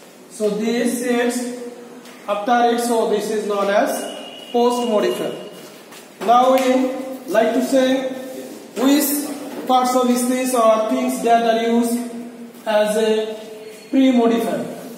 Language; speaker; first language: English; non-native, local second language; Bangla